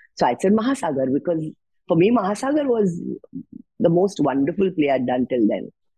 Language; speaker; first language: English; non-native, local second language; Marathi